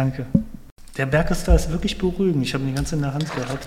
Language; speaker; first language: German; native; German